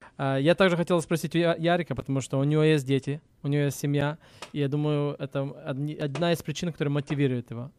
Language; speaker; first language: Russian; early bilingual, heritage; Russian